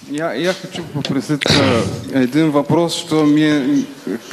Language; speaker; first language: Russian; non-native, learner; Bulgarian